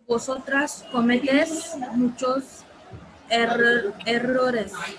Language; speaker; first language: Spanish; non-native, learner; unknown